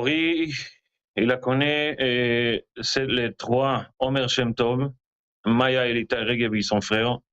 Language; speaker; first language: French; non-native, learner; Hebrew